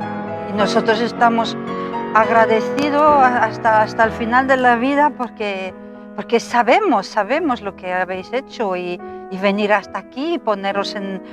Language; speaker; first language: Spanish; non-native, fluent; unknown